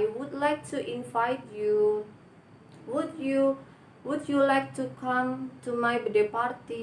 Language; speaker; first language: English; non-native, learner; Indonesian